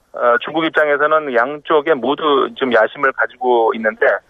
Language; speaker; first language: Korean; native; Korean